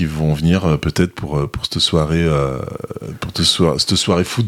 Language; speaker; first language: French; native; French